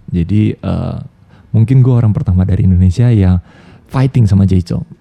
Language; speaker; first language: Indonesian; native; Indonesian